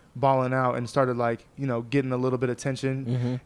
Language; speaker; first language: English; native; English